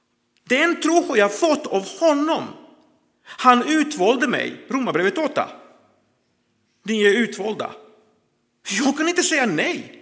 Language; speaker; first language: Swedish; non-native, fluent; Croatian